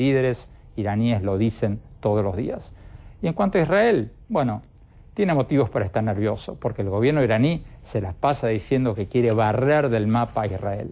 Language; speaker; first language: Spanish; native; Spanish